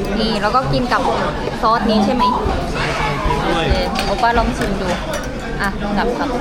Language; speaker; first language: Thai; native; Thai